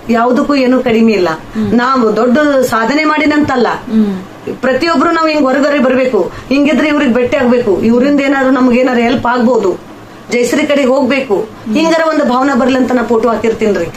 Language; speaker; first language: Kannada; native; Kannada